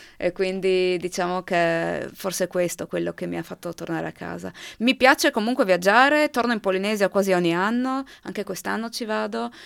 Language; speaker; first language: Italian; non-native, local second language; Slovenian